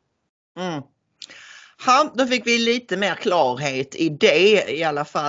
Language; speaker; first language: Swedish; native; Swedish